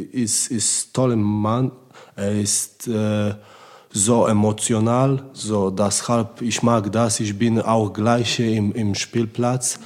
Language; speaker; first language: German; non-native, learner; Polish